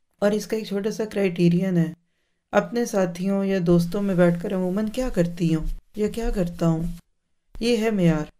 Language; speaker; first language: Urdu; native; Urdu